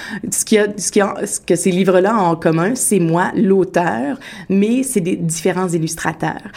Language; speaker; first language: French; native; French